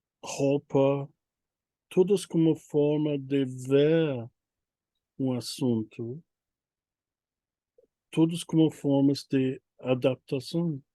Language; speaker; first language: Portuguese; non-native, fluent; English